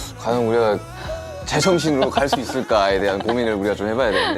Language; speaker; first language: Korean; native; Korean